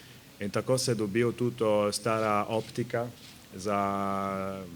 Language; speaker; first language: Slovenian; non-native, learner; Italian